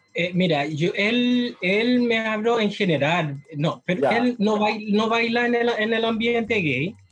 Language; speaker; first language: Spanish; non-native, fluent; Haitian Creole